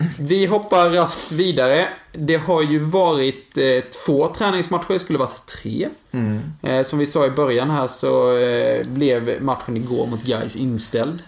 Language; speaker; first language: Swedish; native; Swedish